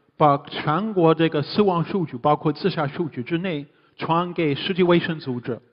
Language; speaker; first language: Chinese; non-native, fluent; English